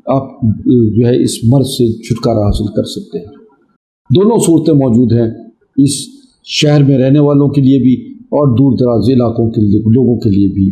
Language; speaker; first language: Urdu; native; Urdu